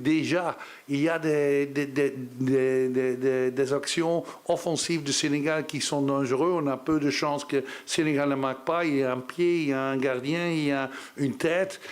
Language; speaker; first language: French; non-native, learner; Dutch